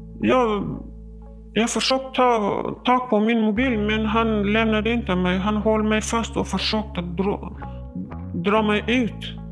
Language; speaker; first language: Swedish; non-native, learner; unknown